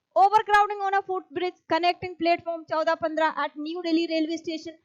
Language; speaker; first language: English; non-native, local second language; Hindi